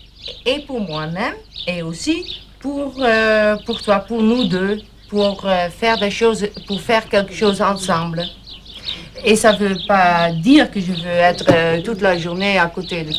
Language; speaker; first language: French; non-native, fluent; German